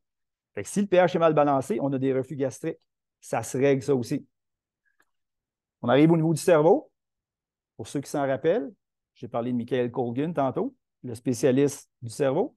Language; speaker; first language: French; native; French